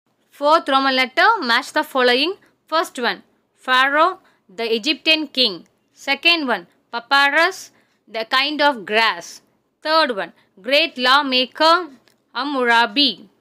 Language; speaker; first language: English; non-native, local second language; Tamil